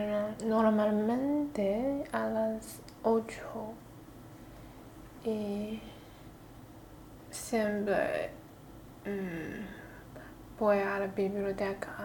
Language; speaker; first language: Spanish; non-native, learner; Chinese